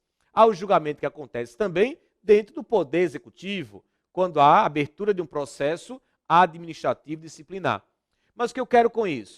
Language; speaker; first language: Portuguese; native; Portuguese